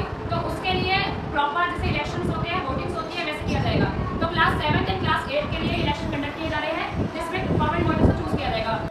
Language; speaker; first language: Hindi; native; Hindi